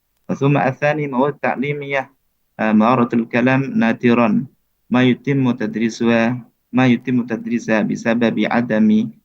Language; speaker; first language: Arabic; non-native, fluent; Indonesian